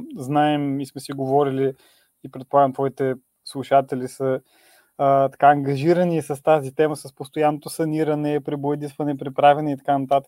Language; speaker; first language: Bulgarian; native; Bulgarian